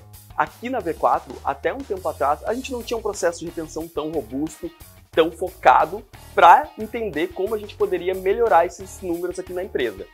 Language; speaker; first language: Portuguese; native; Portuguese